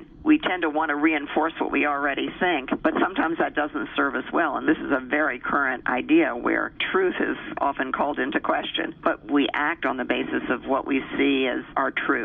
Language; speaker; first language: English; native; English